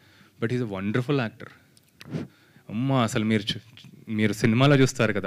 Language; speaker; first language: Telugu; native; Telugu